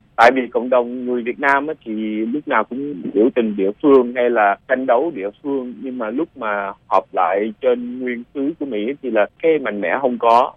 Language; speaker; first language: Vietnamese; early bilingual, other home language; English